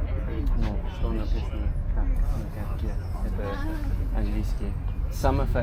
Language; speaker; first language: Russian; non-native, learner; English